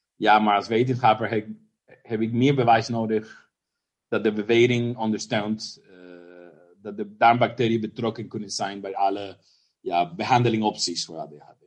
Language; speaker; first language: Dutch; non-native, fluent; Spanish